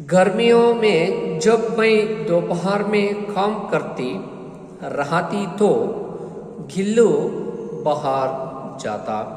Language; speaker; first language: Hindi; non-native, local second language; Kannada